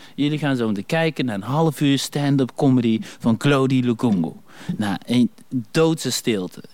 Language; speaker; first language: Dutch; native; Dutch